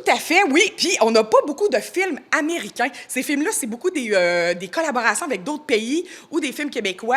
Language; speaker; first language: French; native; French